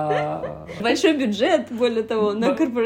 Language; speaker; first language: Russian; native; Russian